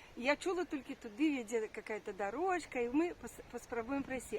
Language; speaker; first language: Belarusian; non-native, local second language; Russian